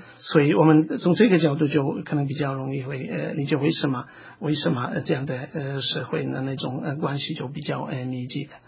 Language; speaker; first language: Chinese; non-native, fluent; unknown